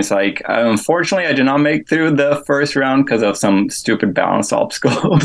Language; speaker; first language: English; non-native, fluent; Portuguese